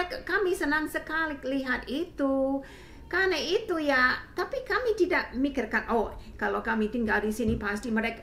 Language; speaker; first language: Indonesian; non-native, fluent; English